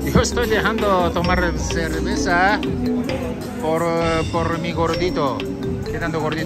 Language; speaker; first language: Spanish; non-native, learner; Japanese